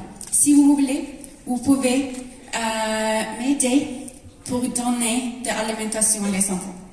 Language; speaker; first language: French; non-native, learner; Norwegian